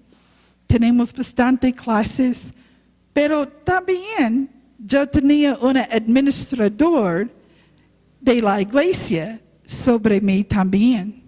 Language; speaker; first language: Spanish; non-native, learner; English